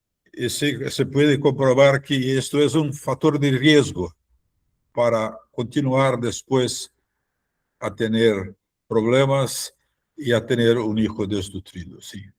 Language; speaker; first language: Spanish; non-native, fluent; Portuguese